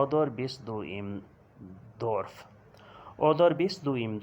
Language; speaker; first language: German; non-native, learner; Urdu